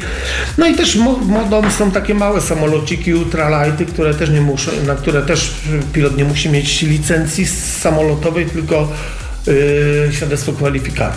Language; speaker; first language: Polish; native; Polish